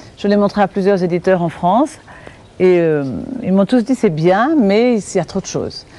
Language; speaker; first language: French; native; French